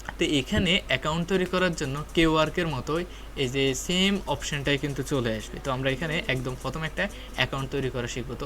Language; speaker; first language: Bangla; native; Bangla